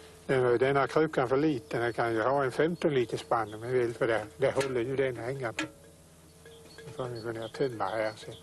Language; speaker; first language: Swedish; native; Swedish